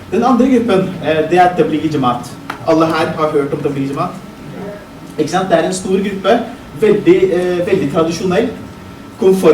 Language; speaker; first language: Norwegian; early bilingual, other home language; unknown